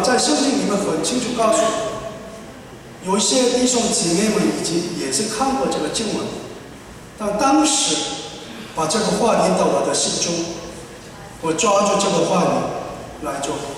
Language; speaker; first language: Chinese; non-native, fluent; Korean